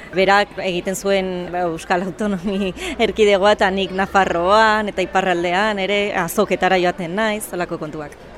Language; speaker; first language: Basque; native; Basque